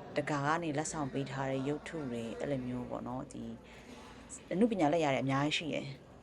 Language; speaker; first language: Burmese; non-native, local second language; Kachin